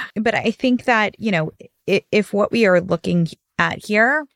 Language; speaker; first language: English; native; English